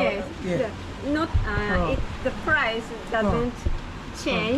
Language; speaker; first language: English; non-native, learner; Japanese